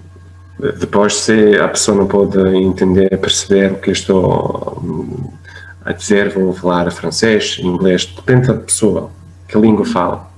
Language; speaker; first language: Portuguese; non-native, fluent; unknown